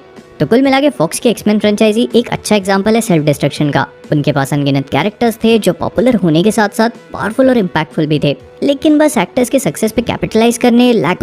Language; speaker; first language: Hindi; native; Hindi